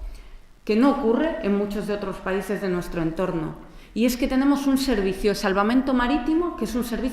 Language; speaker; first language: Spanish; native; Spanish